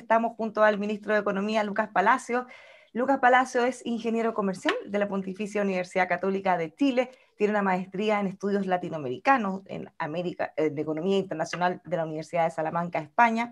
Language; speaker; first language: Spanish; native; Spanish